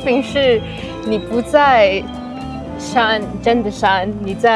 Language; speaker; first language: Chinese; non-native, learner; English